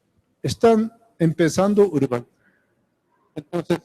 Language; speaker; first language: Spanish; non-native, fluent; Japanese